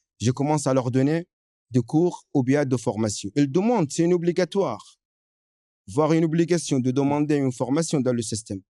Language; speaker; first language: French; non-native, fluent; Arabic